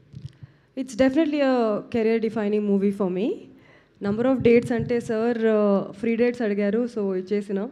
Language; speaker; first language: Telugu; non-native, fluent; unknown